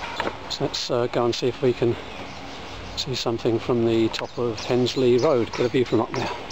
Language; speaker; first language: English; native; English